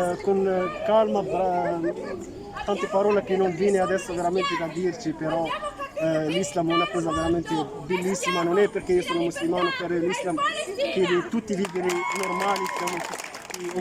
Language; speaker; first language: Italian; non-native, learner; Arabic